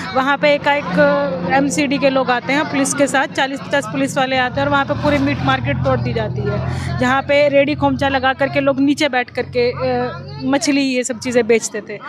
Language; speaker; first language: Hindi; native; Hindi